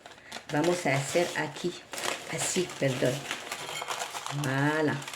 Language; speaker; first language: Spanish; non-native, learner; Arabic